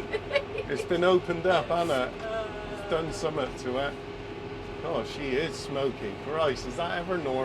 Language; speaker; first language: English; native; English